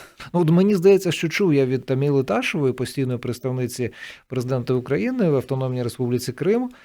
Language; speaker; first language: Ukrainian; native; Ukrainian